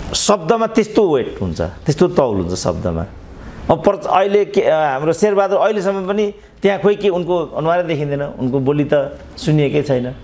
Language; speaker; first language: Nepali; native; Nepali